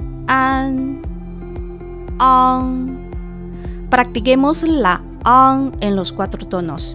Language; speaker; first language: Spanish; non-native, fluent; Chinese